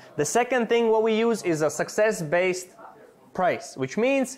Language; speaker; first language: English; non-native, fluent; Latvian